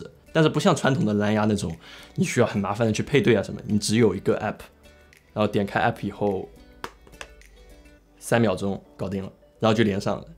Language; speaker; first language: Chinese; native; Chinese